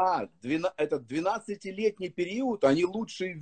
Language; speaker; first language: Russian; native; Russian